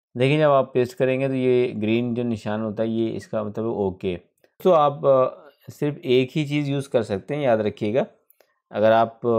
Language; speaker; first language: Urdu; native; Urdu